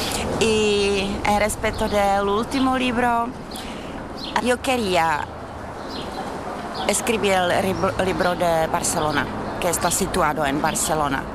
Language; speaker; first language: Spanish; non-native, fluent; Czech